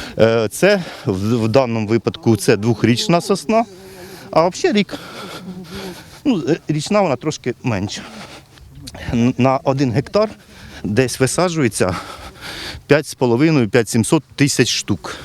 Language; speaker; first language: Ukrainian; native; Ukrainian